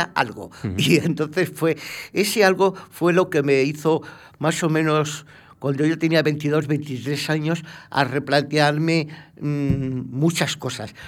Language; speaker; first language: Spanish; native; Spanish